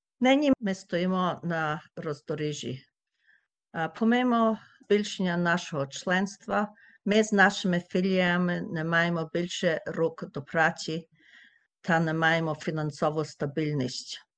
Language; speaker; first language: Ukrainian; early bilingual, heritage; Ukrainian